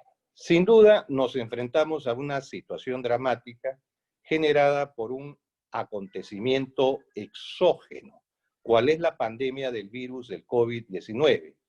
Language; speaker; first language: Spanish; native; Spanish